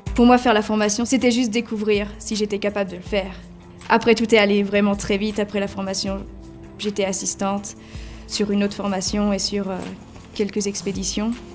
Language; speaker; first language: French; native; French